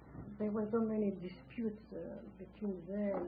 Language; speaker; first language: English; non-native, learner; Ladino